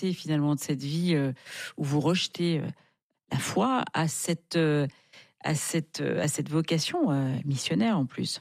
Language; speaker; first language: French; native; French